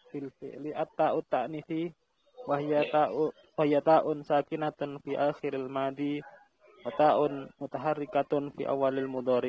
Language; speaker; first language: Arabic; non-native, learner; Indonesian